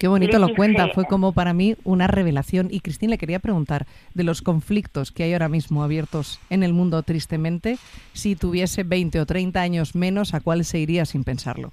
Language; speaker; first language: Spanish; native; Spanish